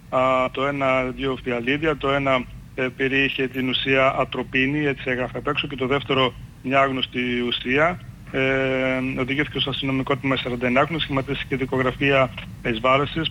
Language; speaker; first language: Greek; native; Greek